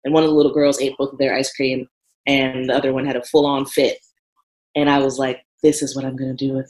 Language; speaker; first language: English; native; English